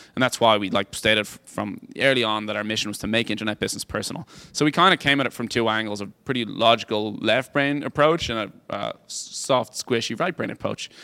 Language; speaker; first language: English; native; English